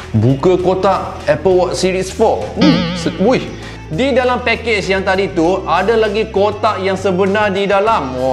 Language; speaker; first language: Malay; non-native, local second language; Cantonese